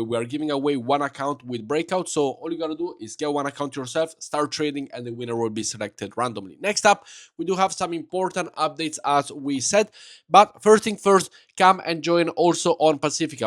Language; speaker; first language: English; non-native, fluent; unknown